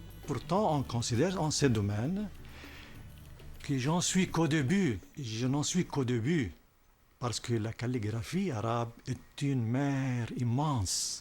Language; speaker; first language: French; non-native, fluent; Arabic